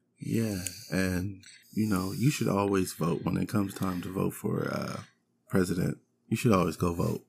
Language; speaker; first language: English; native; English